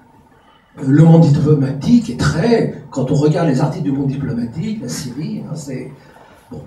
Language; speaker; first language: French; native; French